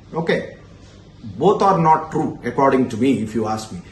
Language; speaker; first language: English; non-native, local second language; Telugu